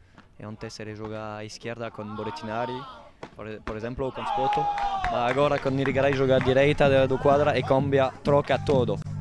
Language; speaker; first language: Portuguese; non-native, learner; Italian